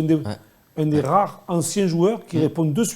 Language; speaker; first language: French; native; French